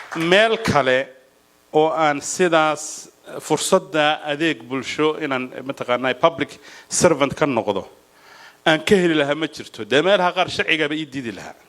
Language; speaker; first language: Somali; native; Somali